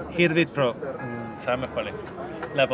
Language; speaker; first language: Spanish; native; Spanish